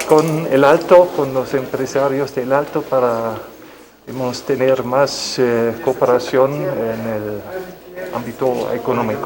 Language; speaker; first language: Spanish; non-native, fluent; German